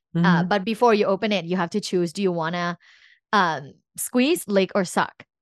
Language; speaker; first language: English; non-native, fluent; Thai